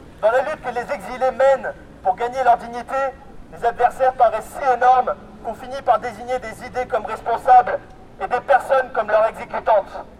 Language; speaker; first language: French; native; French